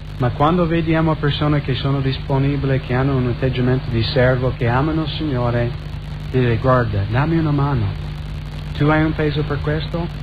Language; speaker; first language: Italian; non-native, fluent; English